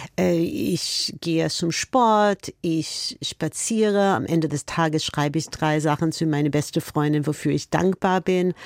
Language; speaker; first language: German; non-native, fluent; English